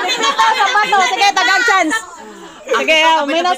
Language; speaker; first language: Cebuano; native; Cebuano